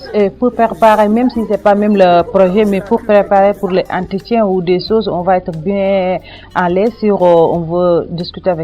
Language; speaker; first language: French; non-native, learner; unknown